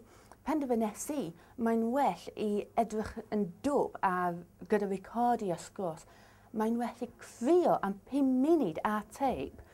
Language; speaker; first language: Welsh; non-native, learner; English